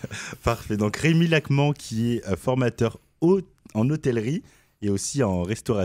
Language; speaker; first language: French; native; French